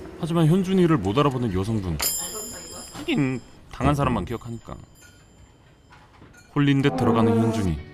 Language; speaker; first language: Korean; native; Korean